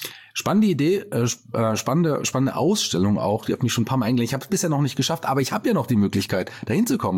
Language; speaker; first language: German; native; German